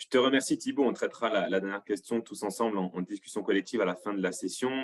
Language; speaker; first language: French; native; French